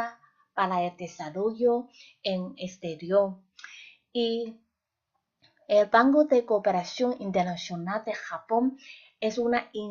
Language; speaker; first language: Spanish; non-native, fluent; Chinese